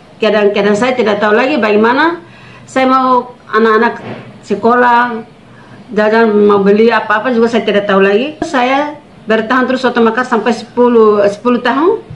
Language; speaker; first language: Indonesian; non-native, local second language; Tetum